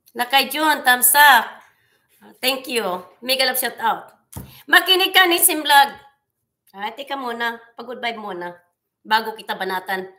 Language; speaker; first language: Filipino; non-native, local second language; Cebuano